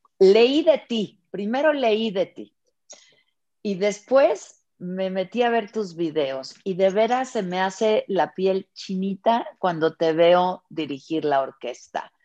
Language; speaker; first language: Spanish; native; Spanish